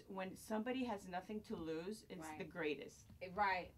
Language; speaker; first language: English; non-native, fluent; Greek